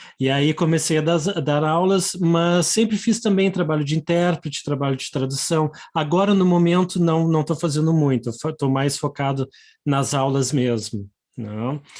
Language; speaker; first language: Portuguese; native; Portuguese